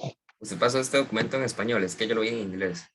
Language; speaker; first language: Spanish; native; Spanish